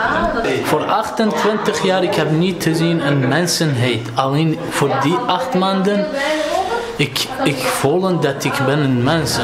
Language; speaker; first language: Dutch; non-native, learner; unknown